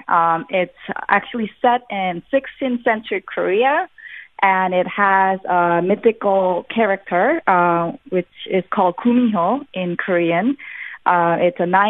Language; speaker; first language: English; non-native, fluent; Korean